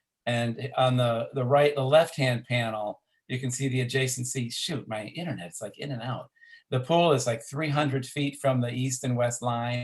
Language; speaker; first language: English; native; English